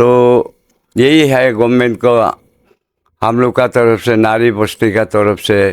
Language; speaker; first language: Hindi; non-native, local second language; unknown